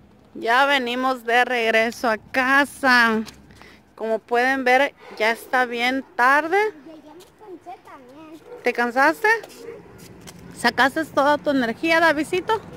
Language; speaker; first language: Spanish; native; Spanish